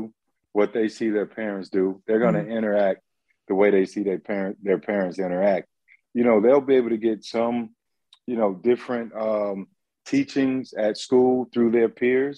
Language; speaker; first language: English; native; English